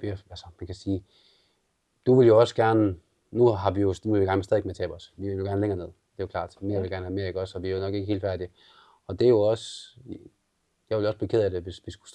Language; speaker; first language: Danish; native; Danish